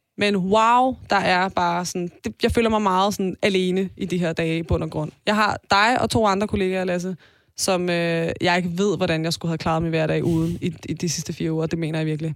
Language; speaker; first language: Danish; early bilingual, other home language; Persian